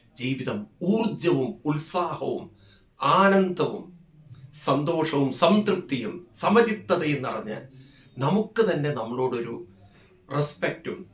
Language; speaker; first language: Malayalam; native; Malayalam